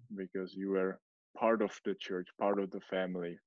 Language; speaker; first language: English; non-native, fluent; Czech